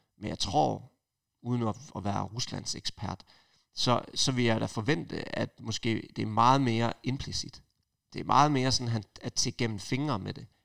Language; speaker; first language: Danish; native; Danish